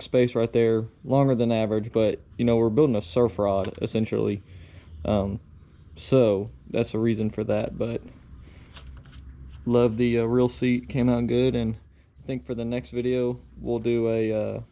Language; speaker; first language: English; native; English